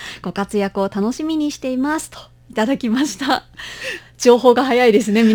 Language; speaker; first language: Japanese; native; Japanese